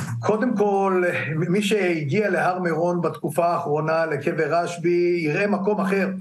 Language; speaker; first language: Hebrew; native; Hebrew